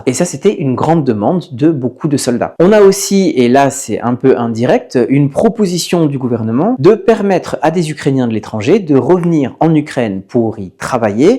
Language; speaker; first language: French; native; French